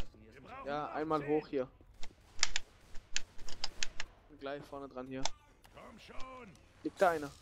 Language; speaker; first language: German; native; German